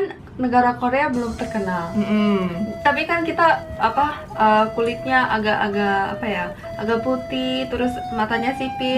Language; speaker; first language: Indonesian; early bilingual, heritage; Korean